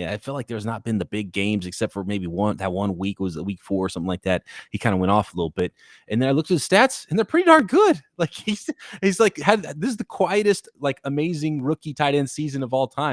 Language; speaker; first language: English; native; English